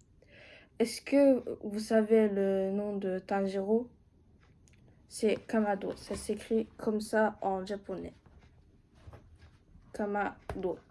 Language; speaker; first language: French; non-native, fluent; Japanese